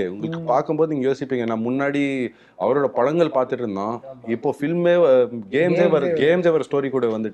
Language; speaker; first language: Tamil; non-native, local second language; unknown